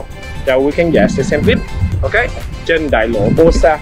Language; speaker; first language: Vietnamese; early bilingual, heritage; Vietnamese